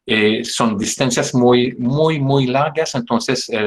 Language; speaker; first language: Spanish; non-native, fluent; French